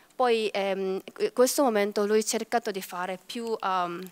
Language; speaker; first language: Italian; non-native, fluent; Korean